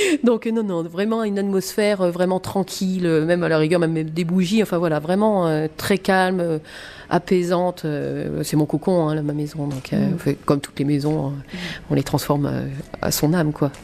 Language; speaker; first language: French; native; French